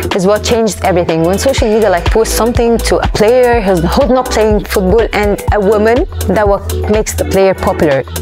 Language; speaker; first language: English; non-native, fluent; Arabic